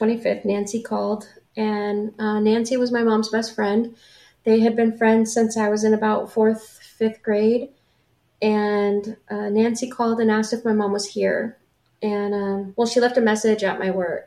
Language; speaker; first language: English; native; English